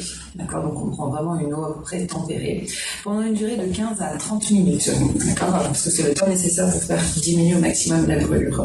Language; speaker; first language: French; native; French